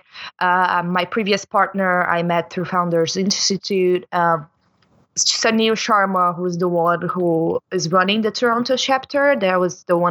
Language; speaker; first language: English; non-native, fluent; Portuguese